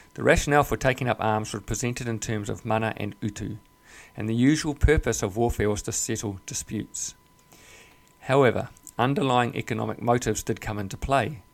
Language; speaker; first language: English; native; English